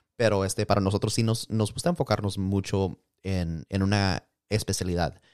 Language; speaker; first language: Spanish; early bilingual, heritage; Spanish